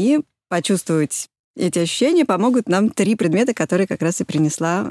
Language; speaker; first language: Russian; native; Russian